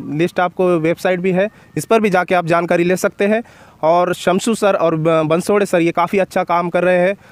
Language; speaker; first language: Hindi; non-native, local second language; Marathi